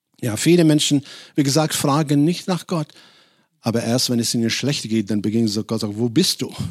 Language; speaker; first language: German; non-native, fluent; Arabic